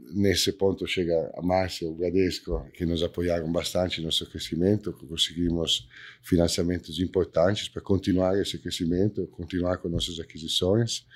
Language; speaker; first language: Portuguese; non-native, fluent; Italian